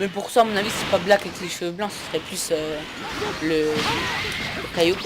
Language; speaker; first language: French; native; French